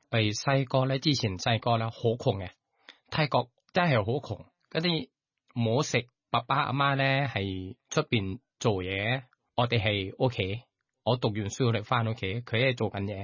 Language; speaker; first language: Cantonese; non-native, learner; Thai